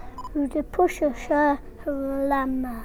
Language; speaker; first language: French; non-native, learner; English